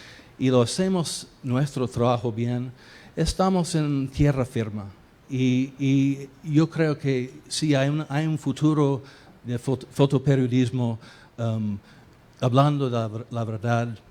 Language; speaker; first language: Spanish; non-native, fluent; English